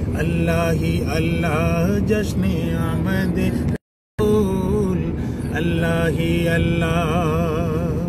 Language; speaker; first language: Urdu; native; Urdu